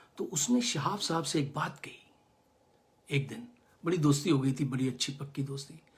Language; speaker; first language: Urdu; native; Urdu